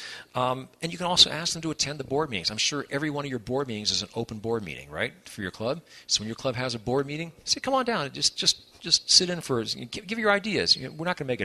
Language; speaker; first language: English; native; English